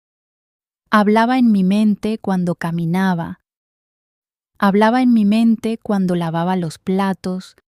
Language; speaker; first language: Spanish; non-native, fluent; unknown